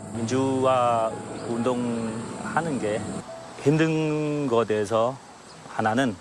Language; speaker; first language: Korean; non-native, learner; Khmer